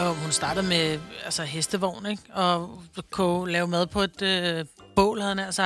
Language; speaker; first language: Danish; native; Danish